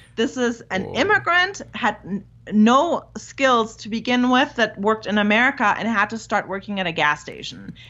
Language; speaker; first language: English; non-native, fluent; German